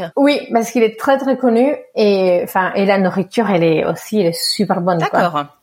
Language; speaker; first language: French; early bilingual, other home language; Spanish